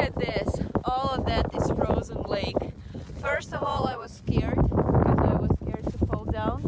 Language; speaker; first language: English; non-native, learner; Russian